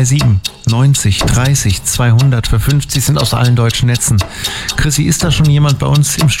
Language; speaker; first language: German; native; German